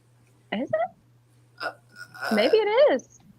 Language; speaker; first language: English; native; English